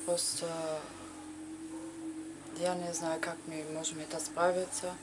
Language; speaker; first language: Russian; non-native, learner; German